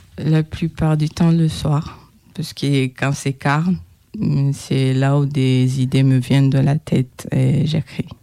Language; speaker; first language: French; non-native, local second language; Kinyarwanda